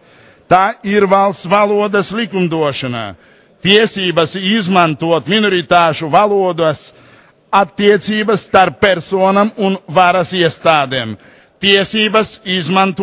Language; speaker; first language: Latvian; non-native, local second language; Russian